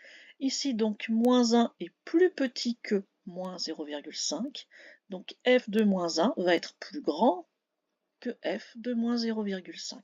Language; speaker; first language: French; native; French